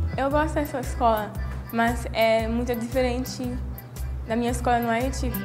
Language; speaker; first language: Portuguese; non-native, learner; Haitian Creole